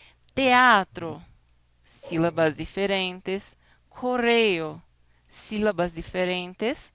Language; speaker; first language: Spanish; non-native, fluent; Portuguese